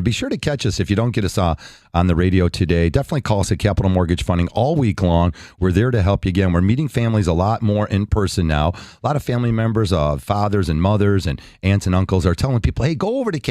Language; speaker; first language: English; native; English